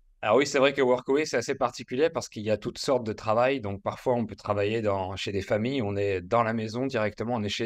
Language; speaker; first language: French; native; French